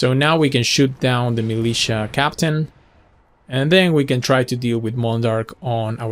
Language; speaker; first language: English; non-native, fluent; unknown